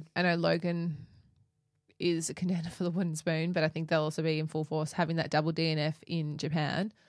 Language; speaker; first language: English; native; English